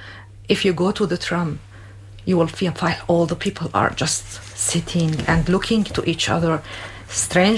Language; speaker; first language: English; non-native, fluent; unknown